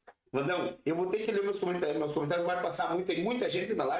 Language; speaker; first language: Portuguese; native; Portuguese